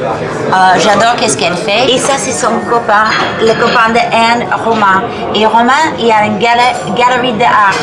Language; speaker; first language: French; non-native, learner; English